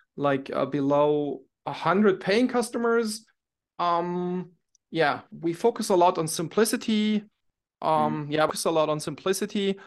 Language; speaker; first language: English; non-native, fluent; German